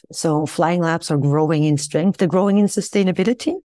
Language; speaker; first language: English; non-native, fluent; Swiss German